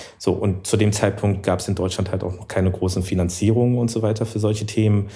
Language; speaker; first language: German; early bilingual, other home language; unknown